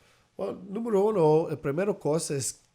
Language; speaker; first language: Spanish; early bilingual, heritage; Spanish